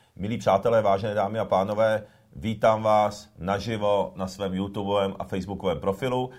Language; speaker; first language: Czech; early bilingual, other home language; Japanese